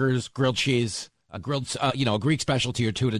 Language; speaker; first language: English; native; English